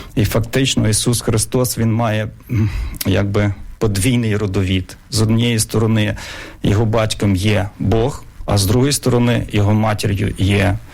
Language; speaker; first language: Ukrainian; native; Ukrainian